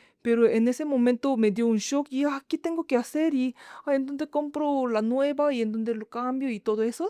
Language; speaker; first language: Spanish; non-native, learner; Korean